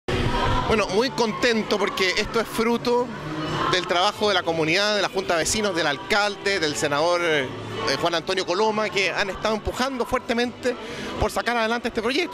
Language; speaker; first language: Spanish; native; Spanish